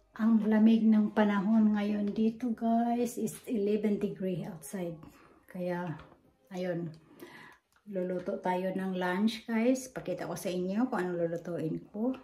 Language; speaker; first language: Filipino; native; Filipino